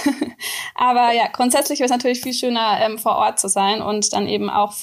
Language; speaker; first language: German; native; German